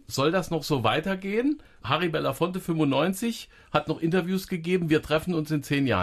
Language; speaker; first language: German; native; German